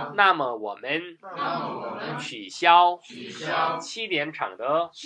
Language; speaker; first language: Chinese; non-native, fluent; Korean